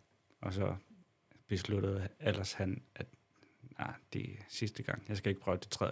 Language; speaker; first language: Danish; non-native, local second language; Kalaallisut